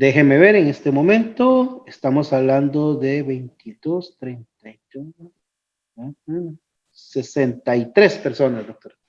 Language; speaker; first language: Spanish; native; Spanish